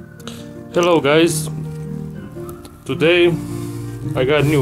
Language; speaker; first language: English; non-native, learner; Croatian